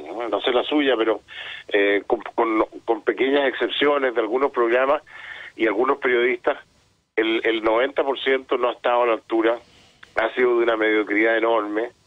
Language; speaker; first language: Spanish; native; Spanish